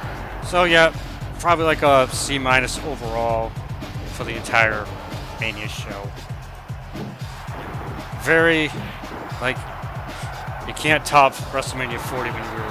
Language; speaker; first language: English; native; English